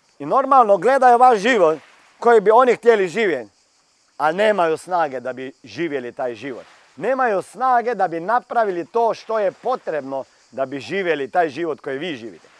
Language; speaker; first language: Croatian; early bilingual, heritage; Croatian